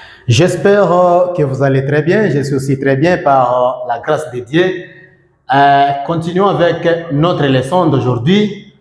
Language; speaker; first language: French; non-native, fluent; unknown